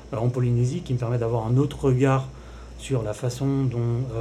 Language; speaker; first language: French; native; French